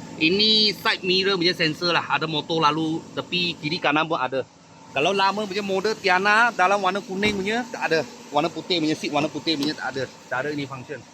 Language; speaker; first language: Malay; non-native, fluent; Chinese